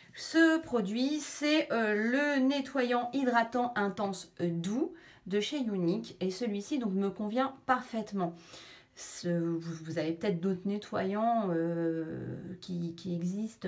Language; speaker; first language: French; native; French